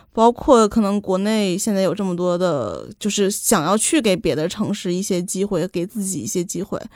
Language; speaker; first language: Chinese; native; Chinese